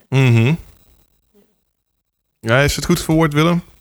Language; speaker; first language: Dutch; native; Dutch